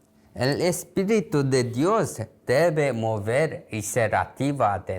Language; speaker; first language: Spanish; non-native, learner; Korean